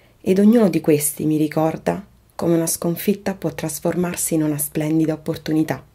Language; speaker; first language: Italian; native; Italian